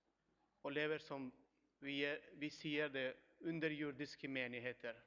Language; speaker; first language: Swedish; non-native, learner; Turkmen